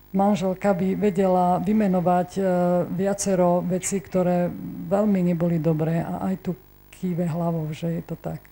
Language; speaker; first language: Slovak; native; Slovak